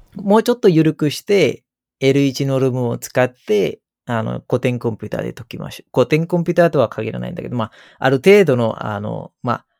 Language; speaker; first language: Japanese; non-native, fluent; Sinhala